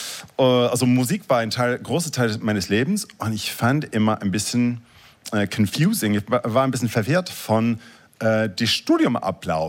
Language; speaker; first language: German; non-native, fluent; English